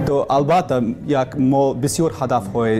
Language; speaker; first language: Persian; non-native, learner; English